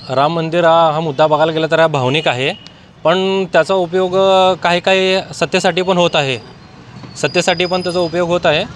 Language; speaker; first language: Marathi; native; Marathi